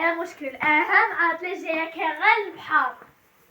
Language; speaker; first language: Arabic; native; Arabic